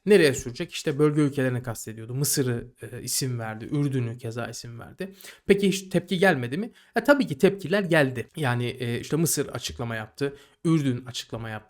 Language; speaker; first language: Turkish; native; Turkish